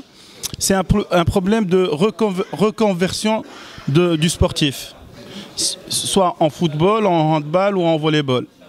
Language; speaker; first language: French; non-native, local second language; Arabic